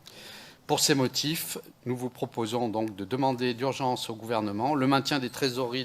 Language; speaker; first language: French; native; French